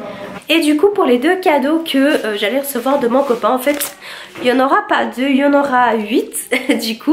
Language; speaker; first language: French; early bilingual, other home language; Portuguese